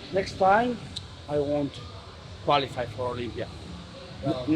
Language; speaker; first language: English; non-native, learner; Spanish